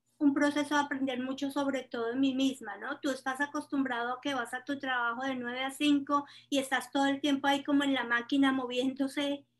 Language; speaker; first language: Spanish; native; Spanish